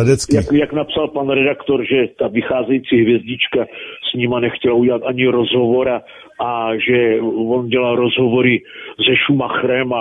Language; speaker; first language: Czech; native; Czech